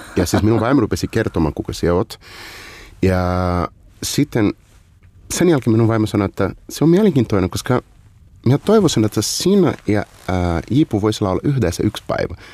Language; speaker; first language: Finnish; non-native, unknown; Portuguese